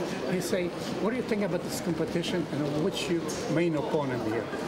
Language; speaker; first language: English; non-native, learner; Russian